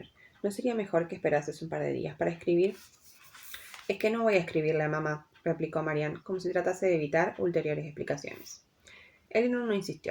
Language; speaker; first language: Spanish; native; Spanish